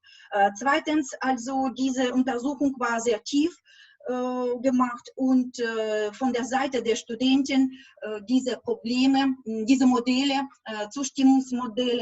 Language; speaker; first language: German; non-native, fluent; Russian